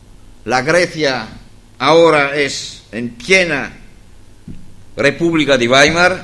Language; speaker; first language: Spanish; non-native, fluent; Greek